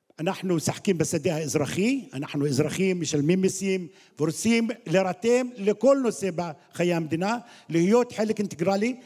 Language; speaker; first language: Hebrew; non-native, local second language; Arabic